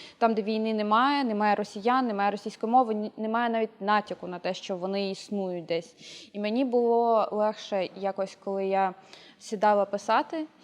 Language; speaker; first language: Ukrainian; native; Ukrainian